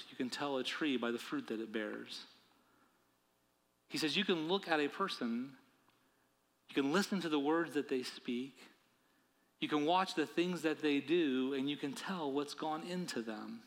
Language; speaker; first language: English; native; English